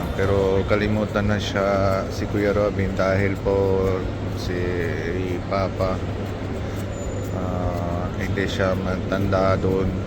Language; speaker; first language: Filipino; non-native, learner; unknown